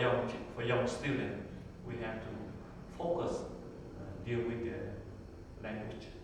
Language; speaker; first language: English; non-native, learner; Vietnamese